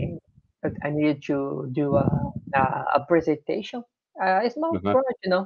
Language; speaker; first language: English; non-native, learner; Portuguese